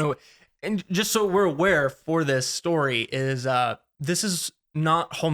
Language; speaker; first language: English; native; English